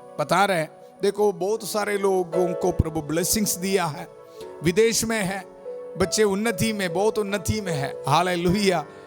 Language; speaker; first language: Hindi; non-native, local second language; Malayalam